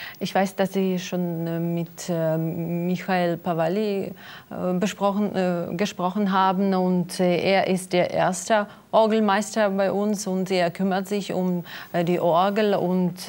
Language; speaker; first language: German; non-native, learner; Russian